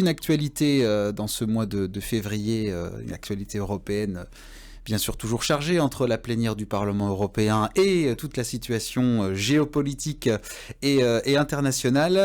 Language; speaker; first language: French; native; French